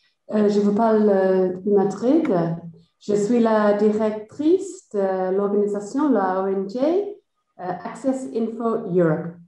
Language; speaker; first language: French; non-native, fluent; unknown